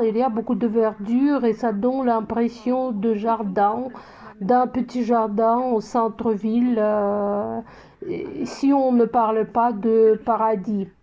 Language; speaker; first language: French; non-native, fluent; Russian